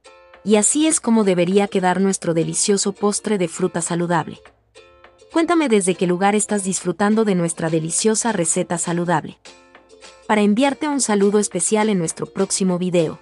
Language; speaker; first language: Spanish; native; Spanish